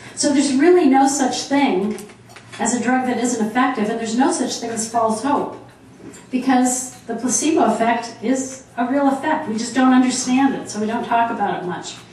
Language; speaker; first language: English; native; English